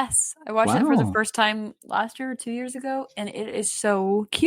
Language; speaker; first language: English; native; English